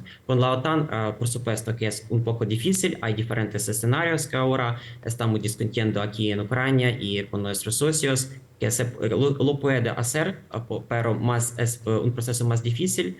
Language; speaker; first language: Spanish; non-native, fluent; Ukrainian